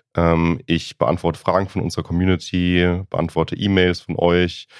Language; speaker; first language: German; native; German